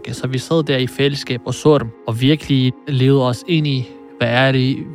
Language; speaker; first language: Danish; early bilingual, other home language; Arabic